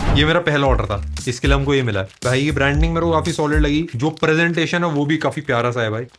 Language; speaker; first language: Hindi; native; Hindi